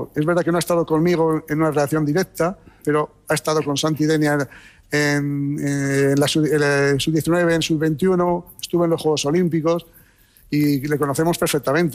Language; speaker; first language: Spanish; native; Spanish